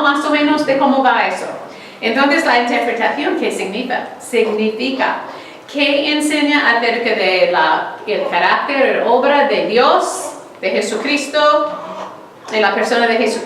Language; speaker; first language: Spanish; non-native, fluent; English